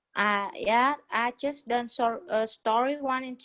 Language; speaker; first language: English; non-native, learner; Vietnamese